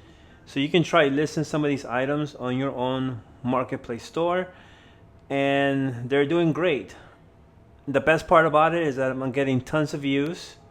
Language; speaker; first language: English; native; English